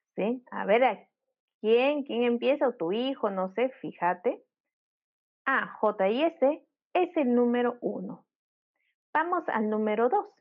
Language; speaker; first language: Spanish; native; Spanish